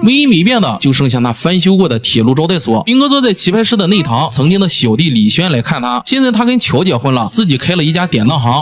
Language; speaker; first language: Chinese; native; Chinese